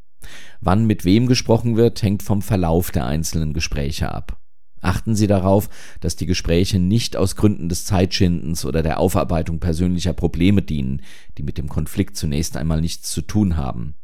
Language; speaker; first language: German; native; German